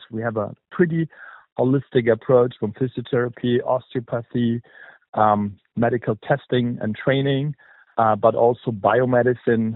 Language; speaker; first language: English; non-native, fluent; German